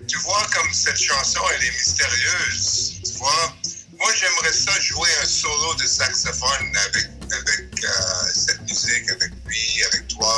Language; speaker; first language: French; early bilingual, other home language; English